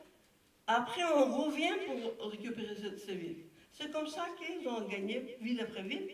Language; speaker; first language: French; non-native, fluent; Persian